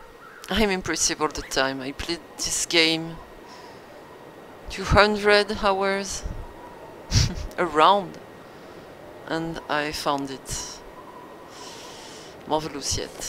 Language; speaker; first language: English; non-native, learner; French